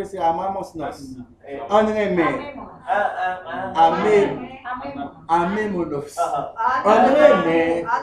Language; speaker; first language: Spanish; non-native, fluent; Haitian Creole